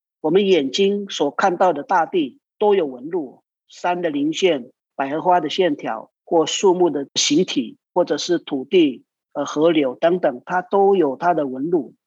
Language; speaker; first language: Chinese; non-native, local second language; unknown